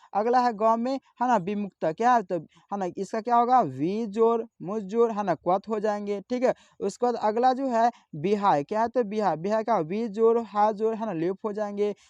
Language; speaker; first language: Hindi; native; Hindi